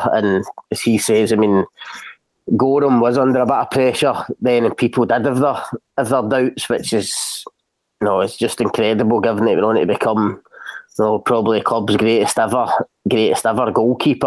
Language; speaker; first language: English; native; English